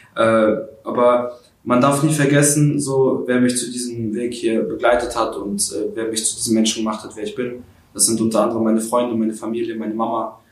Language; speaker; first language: German; early bilingual, other home language; Russian